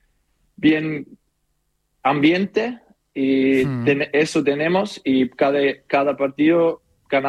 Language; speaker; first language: Spanish; non-native, learner; German